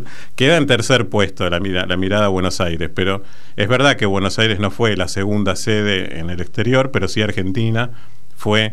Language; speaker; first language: Spanish; native; Spanish